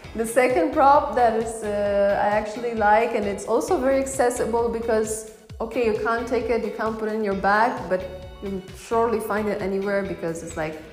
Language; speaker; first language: English; non-native, fluent; Romanian